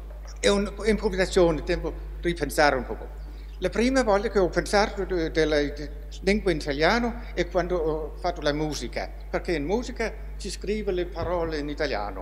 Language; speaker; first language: Italian; non-native, fluent; Danish